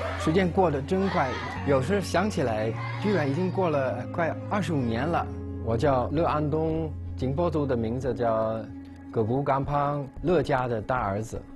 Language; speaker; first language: Chinese; non-native, fluent; Dutch